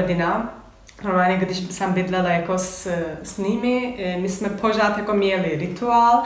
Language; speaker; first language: Czech; non-native, learner; Turkish